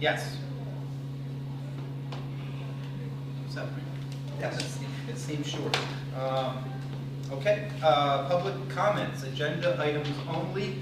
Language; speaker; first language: English; native; English